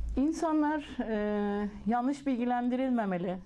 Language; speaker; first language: Turkish; native; Turkish